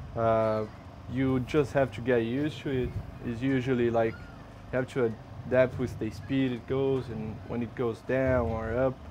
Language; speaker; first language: English; non-native, fluent; Portuguese